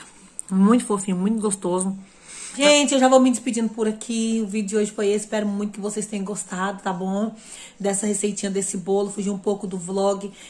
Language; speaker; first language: Portuguese; native; Portuguese